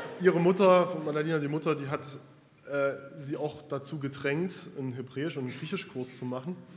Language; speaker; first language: German; native; German